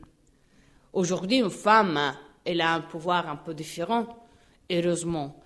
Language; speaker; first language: French; non-native, fluent; Italian